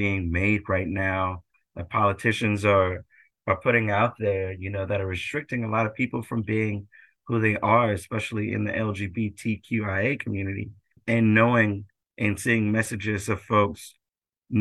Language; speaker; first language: English; native; English